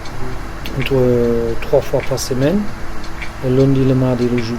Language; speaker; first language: French; non-native, fluent; English